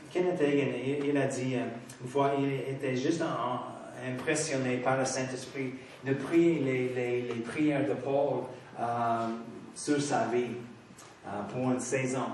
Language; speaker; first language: French; non-native, fluent; English